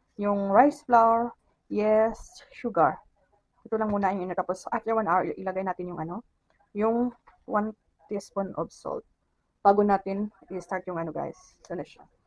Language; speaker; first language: Filipino; non-native, local second language; Cebuano